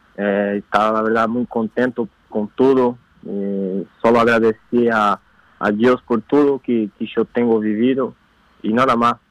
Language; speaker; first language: Spanish; non-native, learner; Portuguese